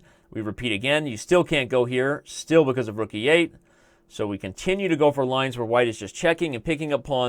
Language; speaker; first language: English; native; English